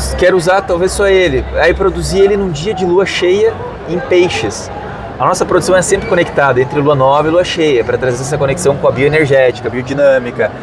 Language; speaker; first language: Portuguese; native; Portuguese